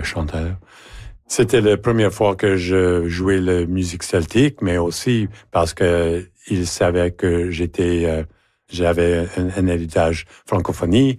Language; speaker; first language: French; native; French